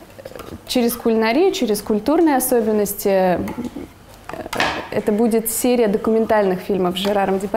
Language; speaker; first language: Russian; native; Russian